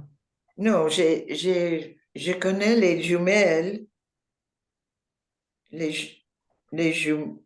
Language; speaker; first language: French; non-native, learner; English